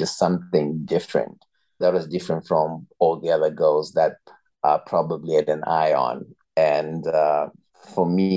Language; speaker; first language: English; non-native, local second language; Shona